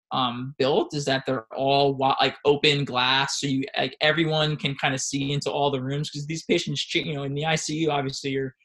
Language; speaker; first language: English; native; English